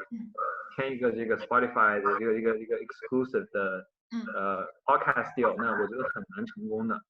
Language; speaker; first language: Chinese; native; Chinese